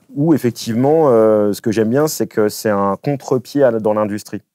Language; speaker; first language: French; native; French